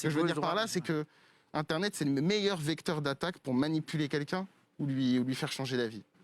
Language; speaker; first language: French; native; French